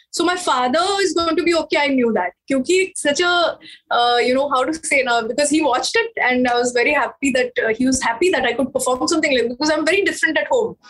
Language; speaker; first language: Hindi; non-native, local second language; Marathi